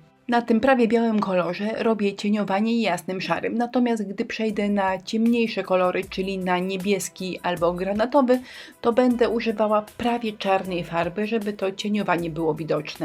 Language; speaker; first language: Polish; native; Polish